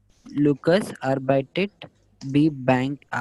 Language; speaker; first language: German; non-native, learner; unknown